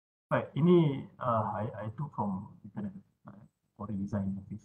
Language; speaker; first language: English; non-native, local second language; Malay